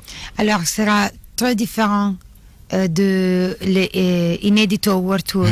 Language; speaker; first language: French; non-native, learner; Italian